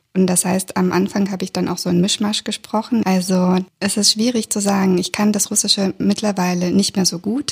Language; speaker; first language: German; early bilingual, other home language; Russian